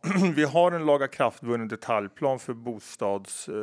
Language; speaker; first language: Swedish; native; Swedish